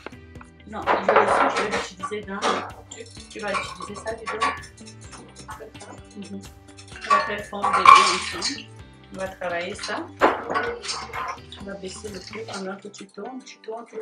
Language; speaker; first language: French; native; French